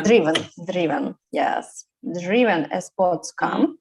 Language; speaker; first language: English; non-native, learner; Russian